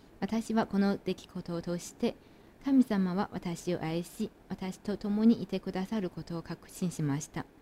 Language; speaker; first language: Japanese; non-native, fluent; Chinese